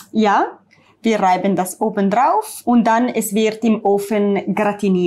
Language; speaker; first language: German; non-native, learner; Italian